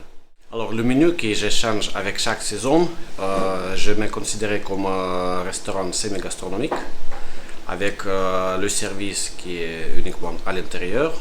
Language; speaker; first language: French; non-native, fluent; Russian